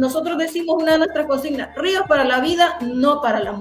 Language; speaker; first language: Spanish; native; Spanish